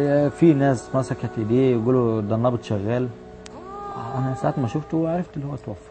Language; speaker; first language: Arabic; native; Arabic